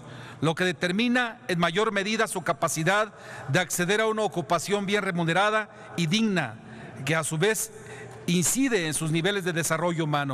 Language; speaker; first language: Spanish; native; Spanish